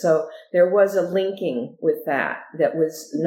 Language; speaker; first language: English; native; English